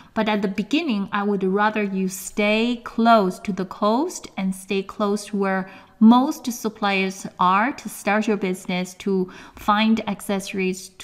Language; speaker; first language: English; non-native, fluent; Chinese